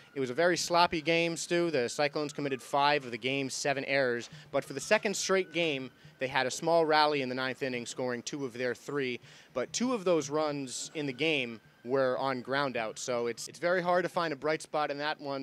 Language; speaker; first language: English; native; English